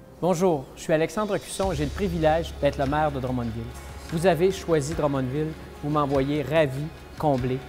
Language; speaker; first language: French; native; French